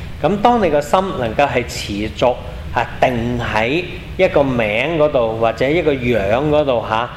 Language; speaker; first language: Cantonese; native; Cantonese